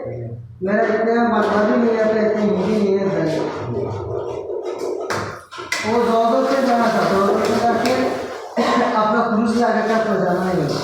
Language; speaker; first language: Hindi; non-native, learner; Bangla